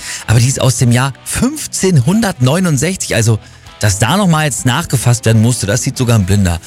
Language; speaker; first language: German; native; German